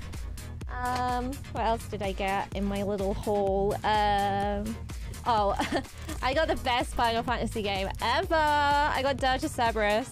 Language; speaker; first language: English; native; English